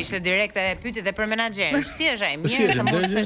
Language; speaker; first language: Albanian; native; Albanian